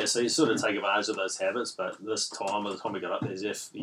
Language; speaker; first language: English; native; English